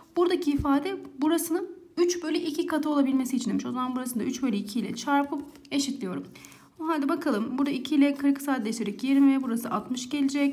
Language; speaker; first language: Turkish; native; Turkish